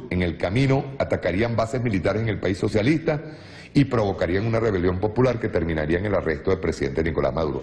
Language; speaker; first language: Spanish; native; Spanish